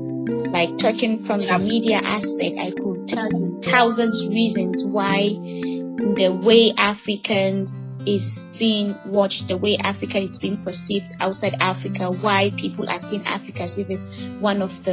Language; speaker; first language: English; non-native, local second language; Hausa